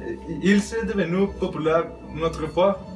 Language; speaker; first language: French; non-native, learner; Spanish